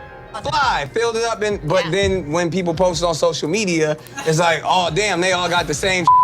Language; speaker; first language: English; native; English